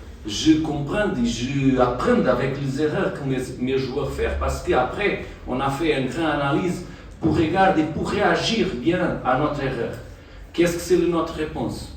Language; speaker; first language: French; non-native, fluent; Portuguese